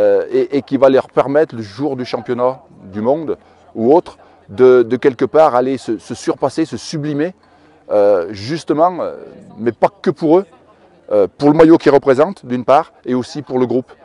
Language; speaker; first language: French; native; French